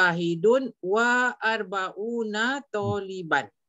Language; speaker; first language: Arabic; non-native, learner; Malay